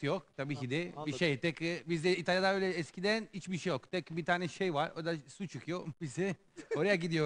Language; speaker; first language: Turkish; non-native, learner; Italian